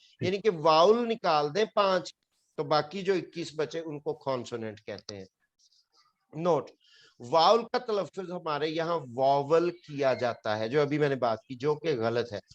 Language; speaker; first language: Urdu; non-native, local second language; Punjabi